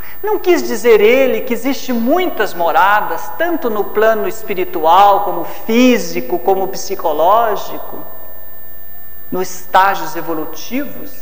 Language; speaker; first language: Portuguese; native; Portuguese